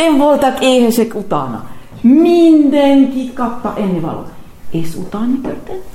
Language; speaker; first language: Hungarian; non-native, learner; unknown